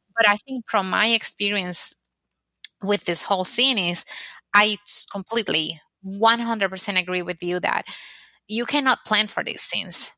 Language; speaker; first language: English; non-native, fluent; Spanish